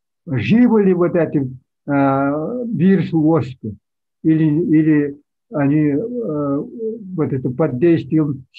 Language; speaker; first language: Russian; non-native, local second language; Yakut